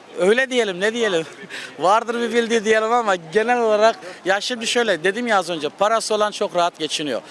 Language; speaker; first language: Turkish; native; Turkish